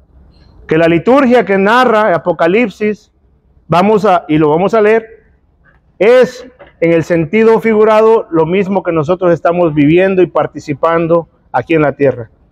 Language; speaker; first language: Spanish; native; Spanish